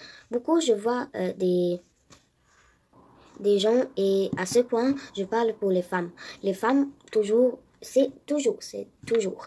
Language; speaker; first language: French; non-native, learner; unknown